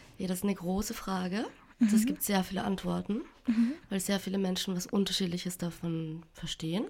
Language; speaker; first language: German; native; German